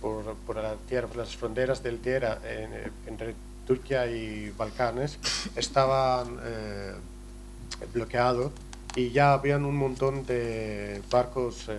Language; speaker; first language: Spanish; non-native, learner; Greek